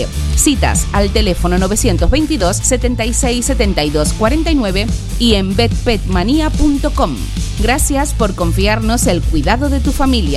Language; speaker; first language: Spanish; native; Spanish